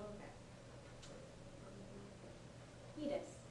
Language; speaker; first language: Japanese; non-native, learner; English